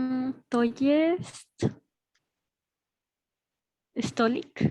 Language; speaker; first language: Polish; non-native, learner; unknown